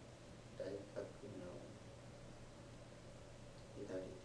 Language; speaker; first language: Japanese; non-native, learner; English